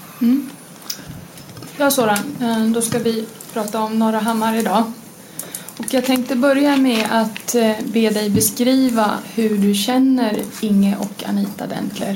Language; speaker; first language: Swedish; native; Swedish